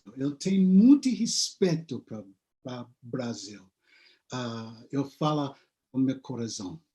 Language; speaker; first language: Portuguese; non-native, learner; English